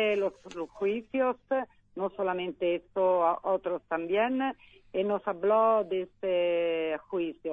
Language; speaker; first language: Spanish; non-native, learner; Italian